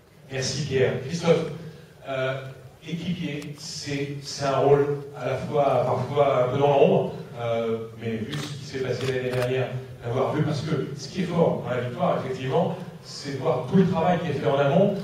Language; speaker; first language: French; native; French